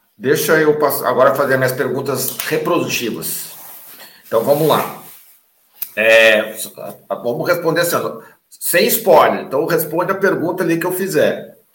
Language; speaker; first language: Portuguese; native; Portuguese